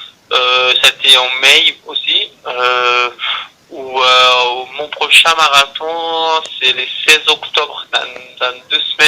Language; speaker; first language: French; non-native, learner; Arabic